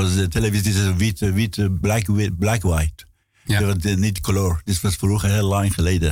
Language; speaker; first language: Dutch; non-native, learner; Persian